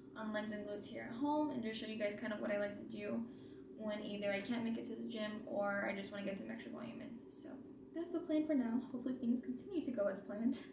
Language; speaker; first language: English; native; English